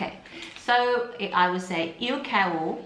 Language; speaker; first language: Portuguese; non-native, learner; Cantonese